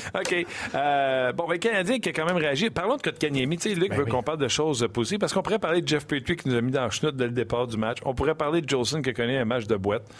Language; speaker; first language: French; native; French